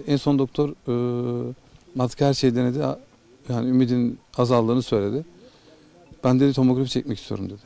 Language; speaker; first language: Turkish; native; Turkish